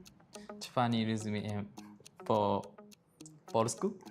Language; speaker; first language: Polish; non-native, learner; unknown